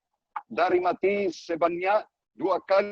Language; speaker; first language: Indonesian; non-native, learner; Hebrew